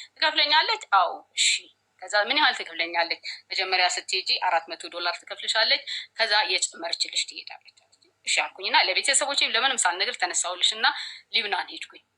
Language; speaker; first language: Amharic; native; Amharic